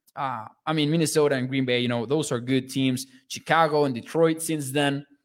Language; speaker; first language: English; non-native, fluent; Spanish